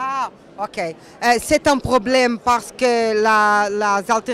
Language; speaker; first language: French; non-native, learner; Portuguese